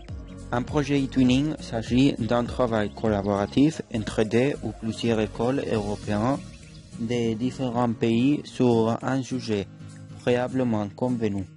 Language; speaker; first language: French; non-native, learner; Spanish